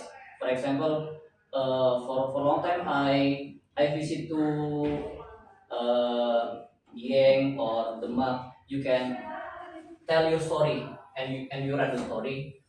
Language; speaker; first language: English; non-native, learner; Indonesian